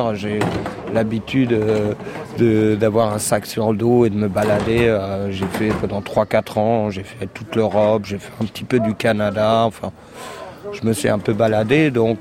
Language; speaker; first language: French; native; French